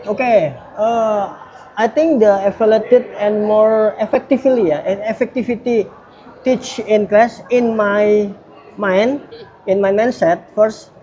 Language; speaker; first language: English; non-native, learner; Indonesian